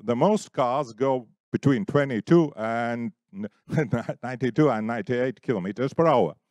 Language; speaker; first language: English; non-native, fluent; Latvian